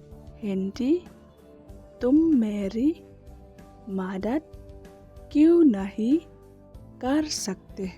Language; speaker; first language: Hindi; non-native, local second language; Khasi